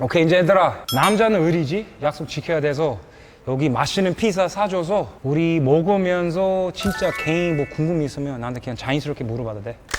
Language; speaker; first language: Korean; non-native, fluent; English